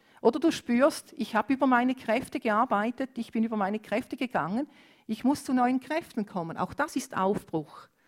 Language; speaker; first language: German; non-native, fluent; Romanian